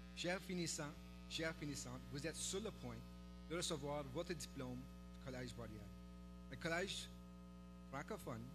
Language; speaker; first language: French; native; French